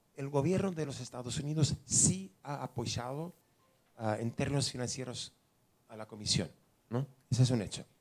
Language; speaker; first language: Spanish; non-native, fluent; English